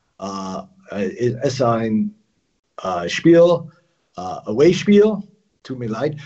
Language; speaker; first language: German; non-native, learner; English